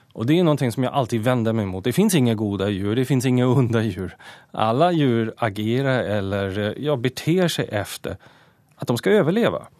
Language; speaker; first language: Swedish; native; Swedish